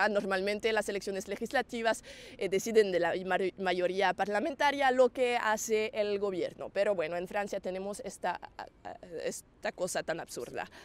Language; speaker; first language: Spanish; non-native, fluent; French